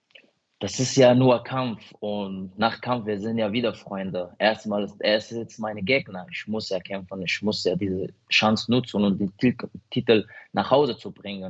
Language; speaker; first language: German; non-native, fluent; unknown